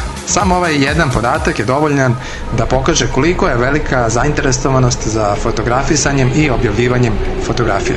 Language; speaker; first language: Serbian; native; Serbian